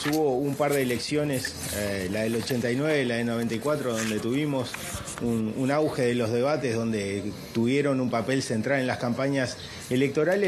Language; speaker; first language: Spanish; native; Spanish